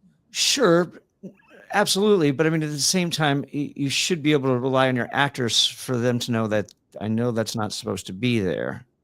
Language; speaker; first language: English; native; English